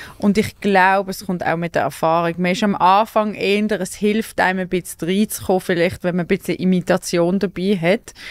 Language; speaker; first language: German; native; German